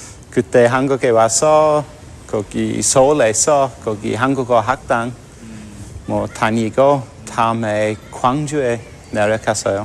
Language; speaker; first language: Korean; non-native, fluent; English